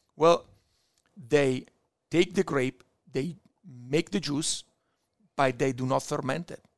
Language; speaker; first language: English; non-native, fluent; Italian